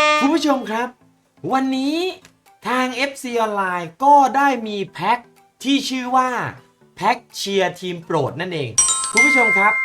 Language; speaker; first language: Thai; native; Thai